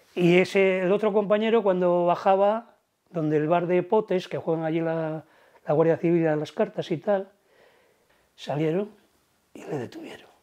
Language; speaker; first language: Spanish; native; Spanish